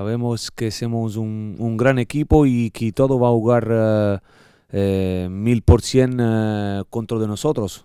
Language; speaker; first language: Spanish; non-native, learner; Italian